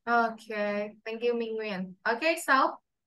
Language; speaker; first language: English; non-native, fluent; Vietnamese